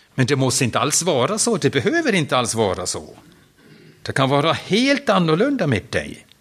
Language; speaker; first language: Swedish; non-native, fluent; German